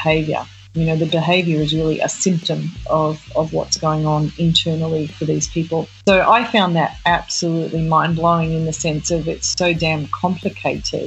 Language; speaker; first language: English; native; English